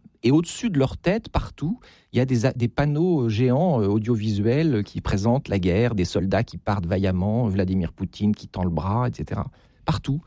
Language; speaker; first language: French; native; French